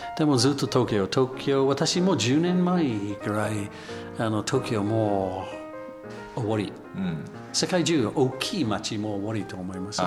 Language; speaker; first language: Japanese; non-native, learner; English